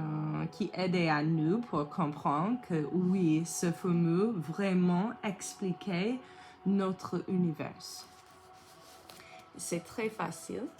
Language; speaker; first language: French; non-native, learner; English